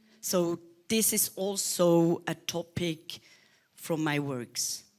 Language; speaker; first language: English; non-native, learner; Swiss German